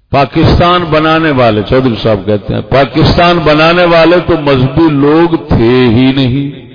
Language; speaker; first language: Urdu; native; Urdu